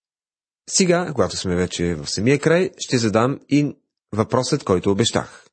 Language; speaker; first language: Bulgarian; native; Bulgarian